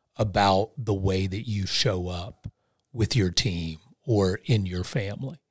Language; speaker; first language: English; native; English